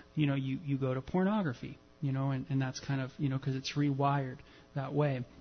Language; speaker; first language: English; native; English